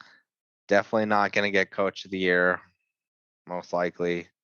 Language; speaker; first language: English; native; English